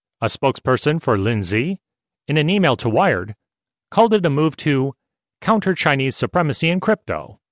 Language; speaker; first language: English; native; English